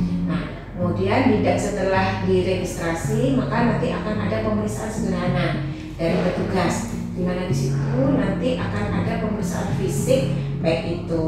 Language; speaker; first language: Indonesian; native; Indonesian